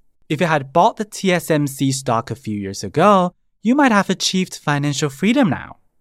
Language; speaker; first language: English; non-native, fluent; Chinese